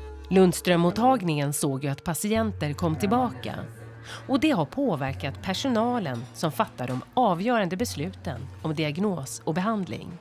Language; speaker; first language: Swedish; native; Swedish